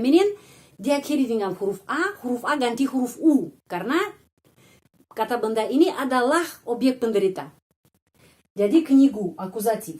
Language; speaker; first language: Indonesian; non-native, fluent; Russian